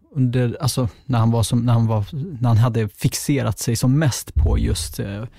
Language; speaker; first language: Swedish; native; Swedish